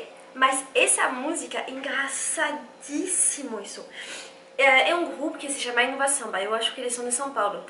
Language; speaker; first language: Portuguese; non-native, fluent; French